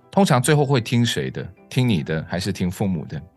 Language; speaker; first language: Chinese; native; Chinese